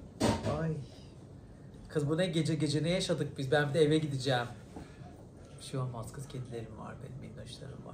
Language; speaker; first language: Turkish; native; Turkish